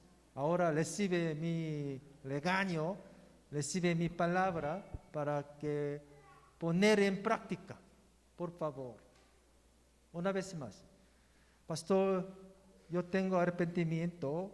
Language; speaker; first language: Spanish; non-native, learner; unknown